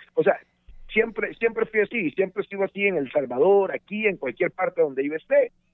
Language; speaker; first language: Spanish; native; Spanish